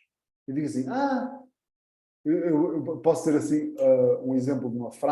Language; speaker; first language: Portuguese; early bilingual, heritage; Portuguese